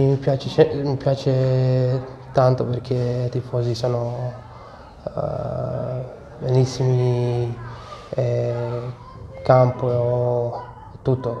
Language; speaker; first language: Italian; non-native, learner; Serbian